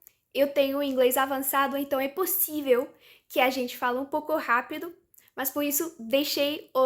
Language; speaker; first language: Portuguese; non-native, fluent; French